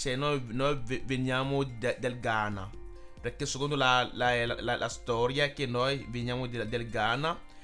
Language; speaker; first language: Italian; non-native, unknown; Ewe